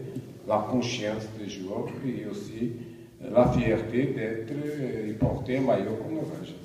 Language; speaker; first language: French; non-native, fluent; Portuguese